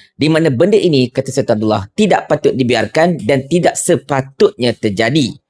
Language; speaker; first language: Malay; native; Malay